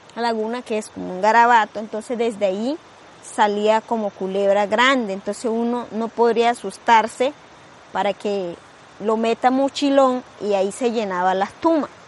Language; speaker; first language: Spanish; non-native, local second language; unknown